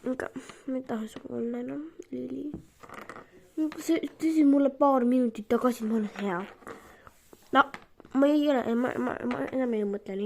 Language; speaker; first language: Estonian; non-native, local second language; Russian